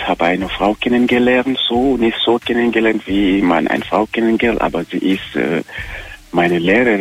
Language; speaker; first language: German; non-native, learner; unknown